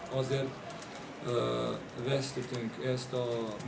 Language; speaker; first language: Hungarian; non-native, learner; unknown